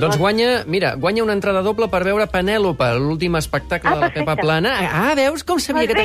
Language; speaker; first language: Catalan; native; Catalan